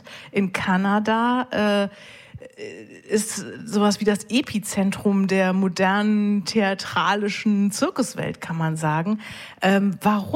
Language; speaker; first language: German; native; German